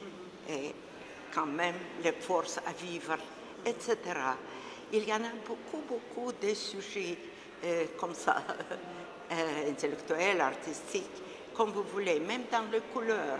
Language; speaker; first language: French; non-native, fluent; Russian